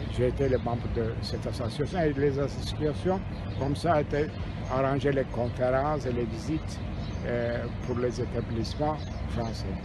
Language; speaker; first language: French; non-native, fluent; Turkish